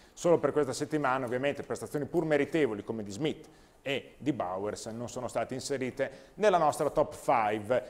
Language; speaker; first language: Italian; native; Italian